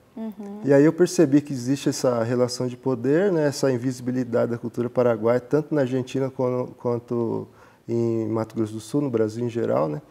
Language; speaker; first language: Portuguese; native; Portuguese